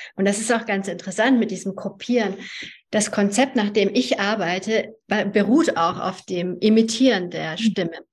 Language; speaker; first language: German; early bilingual, other home language; Hungarian